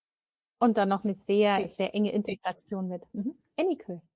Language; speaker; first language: German; native; German